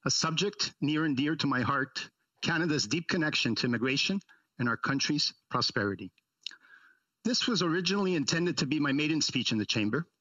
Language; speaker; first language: English; early bilingual, other home language; Italian